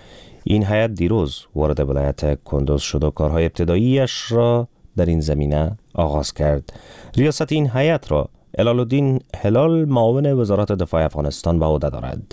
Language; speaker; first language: Persian; native; Persian